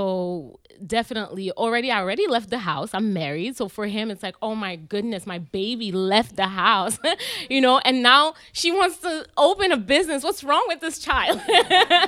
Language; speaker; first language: English; native; English